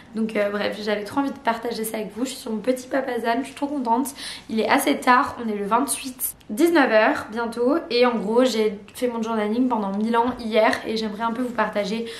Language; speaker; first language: French; native; French